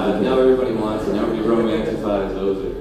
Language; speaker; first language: English; native; English